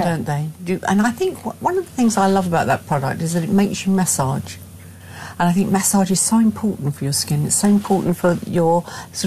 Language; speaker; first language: English; native; English